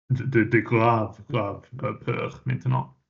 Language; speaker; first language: French; non-native, fluent; English